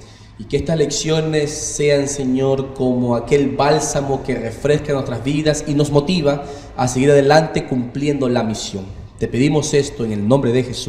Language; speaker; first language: Spanish; native; Spanish